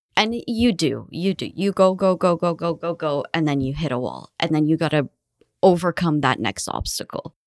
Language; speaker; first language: English; early bilingual, other home language; Arabic